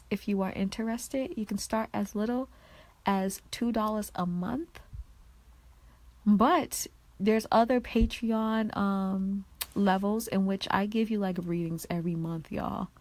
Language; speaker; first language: English; native; English